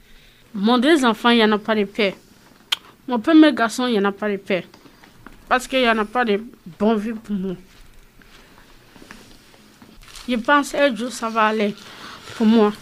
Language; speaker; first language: French; non-native, learner; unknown